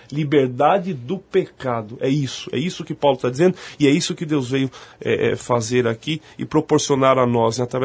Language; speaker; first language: Portuguese; native; Portuguese